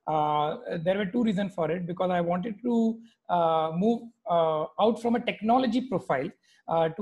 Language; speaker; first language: English; non-native, local second language; Hindi